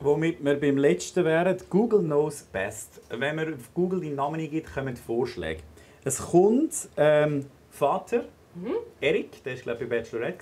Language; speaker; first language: German; native; German